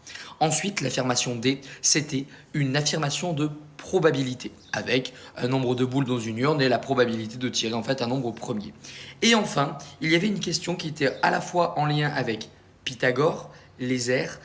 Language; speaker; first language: French; native; French